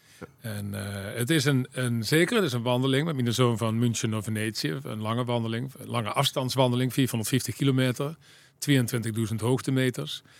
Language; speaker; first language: Dutch; native; Dutch